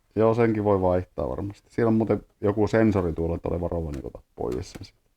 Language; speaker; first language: Finnish; early bilingual, heritage; Finnish